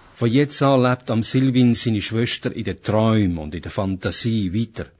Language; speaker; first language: German; native; German